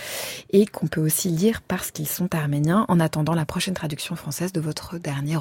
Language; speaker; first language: French; native; French